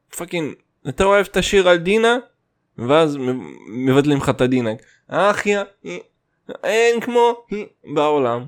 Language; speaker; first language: Hebrew; non-native, fluent; Russian